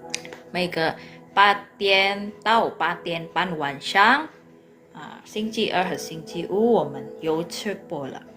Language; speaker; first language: Chinese; non-native, fluent; Indonesian